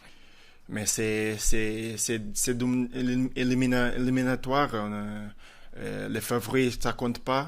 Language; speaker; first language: French; non-native, fluent; Portuguese